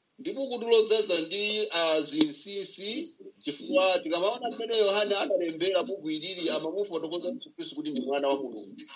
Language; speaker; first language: Nyanja; native; Nyanja